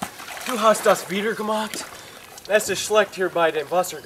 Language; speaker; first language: German; non-native, learner; English